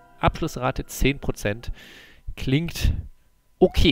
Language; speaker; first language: German; native; German